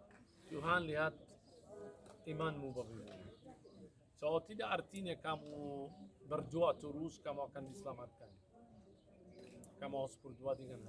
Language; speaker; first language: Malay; non-native, fluent; Arabic